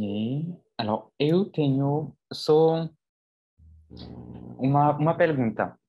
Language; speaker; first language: Portuguese; non-native, fluent; French